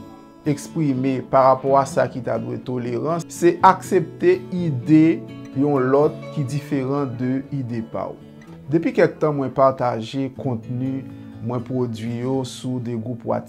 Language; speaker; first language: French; non-native, learner; Haitian Creole